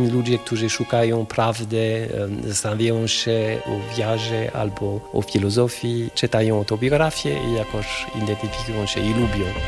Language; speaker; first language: Polish; non-native, fluent; French